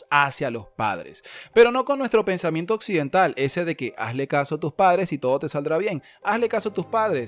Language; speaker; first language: Spanish; native; Spanish